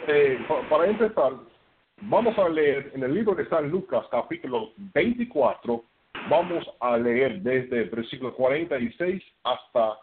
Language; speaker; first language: Spanish; non-native, fluent; English